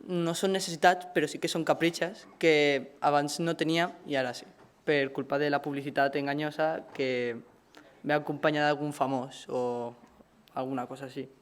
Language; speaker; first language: Catalan; native; Catalan